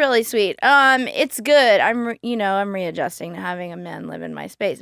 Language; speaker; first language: English; native; English